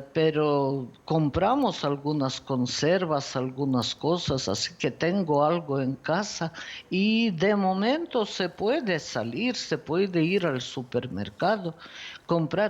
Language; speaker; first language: Spanish; non-native, fluent; Ukrainian